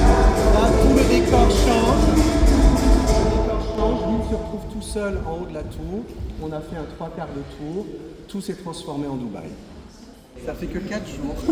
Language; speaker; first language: French; native; French